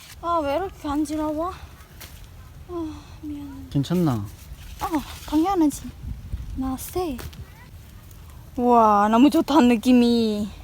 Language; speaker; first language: Korean; non-native, learner; Khmer